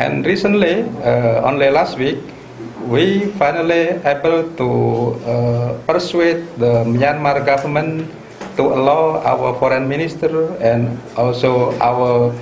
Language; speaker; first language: English; non-native, fluent; Indonesian